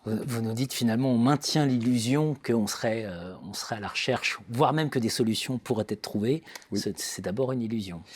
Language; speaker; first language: French; native; French